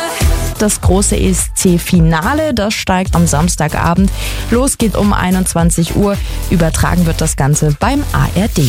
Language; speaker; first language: German; native; German